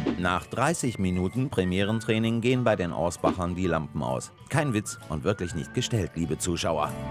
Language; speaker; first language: German; native; German